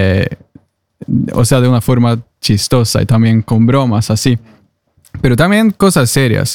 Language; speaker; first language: Spanish; non-native, fluent; Norwegian